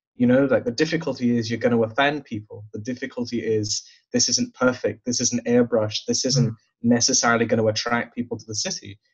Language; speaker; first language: English; native; English